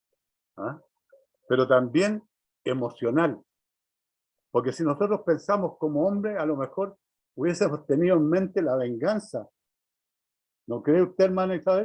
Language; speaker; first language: Spanish; native; Spanish